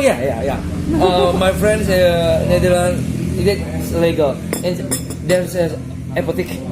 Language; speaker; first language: English; non-native, learner; Indonesian